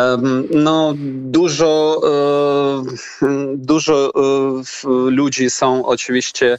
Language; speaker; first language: Polish; non-native, fluent; Ukrainian